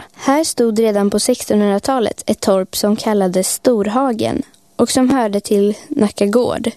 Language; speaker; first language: Swedish; native; Swedish